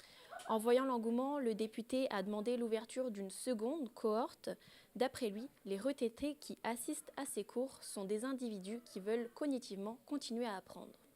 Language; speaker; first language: French; native; French